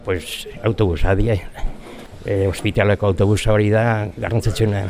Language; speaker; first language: Basque; non-native, local second language; Spanish